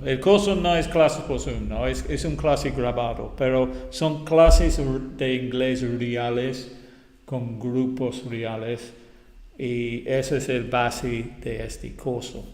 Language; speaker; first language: Spanish; non-native, fluent; English